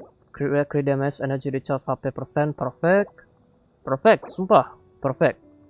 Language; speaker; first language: English; non-native, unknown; Indonesian